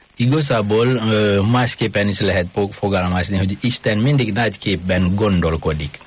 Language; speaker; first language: Hungarian; non-native, fluent; Indonesian